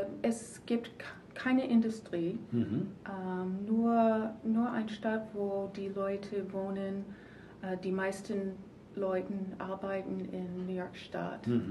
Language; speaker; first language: German; non-native, learner; English